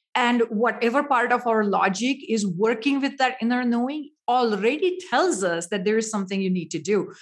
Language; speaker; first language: English; non-native, local second language; Marathi